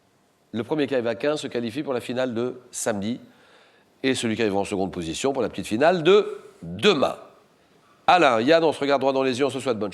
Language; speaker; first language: French; native; French